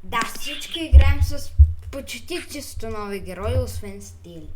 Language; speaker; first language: Bulgarian; native; Bulgarian